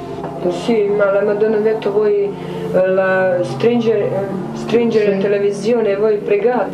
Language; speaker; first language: Italian; non-native, learner; Croatian